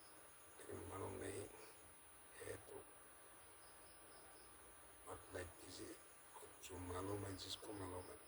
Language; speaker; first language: Hindi; non-native, local second language; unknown